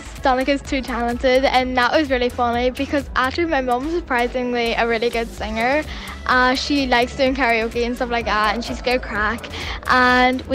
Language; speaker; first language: English; native; English